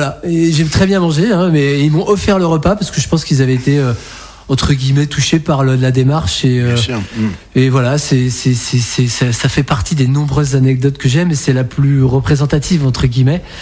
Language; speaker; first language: French; native; French